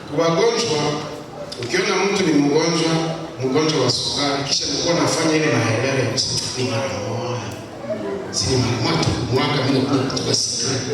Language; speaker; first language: Swahili; native; Swahili